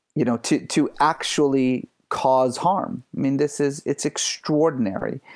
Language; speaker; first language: English; early bilingual, other home language; Persian